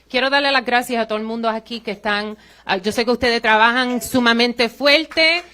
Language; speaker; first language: Spanish; early bilingual, heritage; Spanish